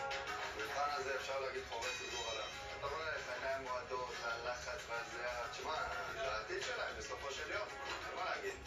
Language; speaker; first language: Hebrew; native; Hebrew